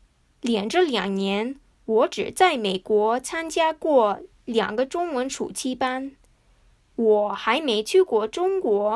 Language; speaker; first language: Chinese; non-native, fluent; Japanese